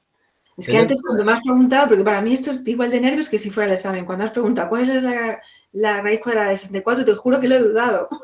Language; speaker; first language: Spanish; native; Spanish